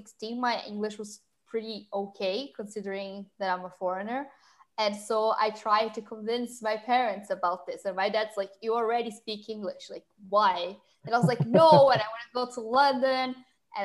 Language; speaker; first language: English; non-native, fluent; Portuguese